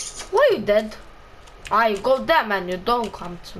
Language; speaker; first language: English; non-native, learner; Romanian